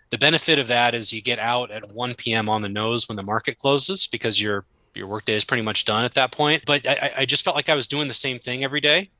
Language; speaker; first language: English; native; English